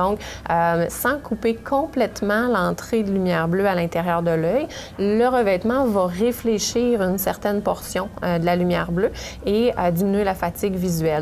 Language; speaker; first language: French; native; French